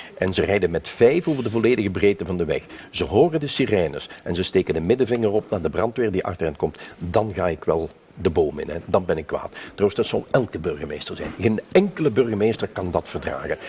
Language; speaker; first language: Dutch; non-native, local second language; Limburgish